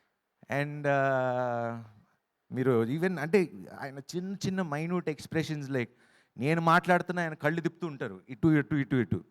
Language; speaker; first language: Telugu; native; Telugu